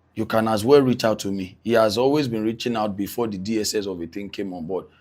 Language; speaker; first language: English; non-native, local second language; Yoruba